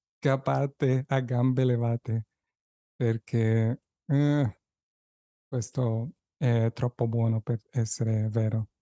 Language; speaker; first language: Italian; non-native, fluent; Spanish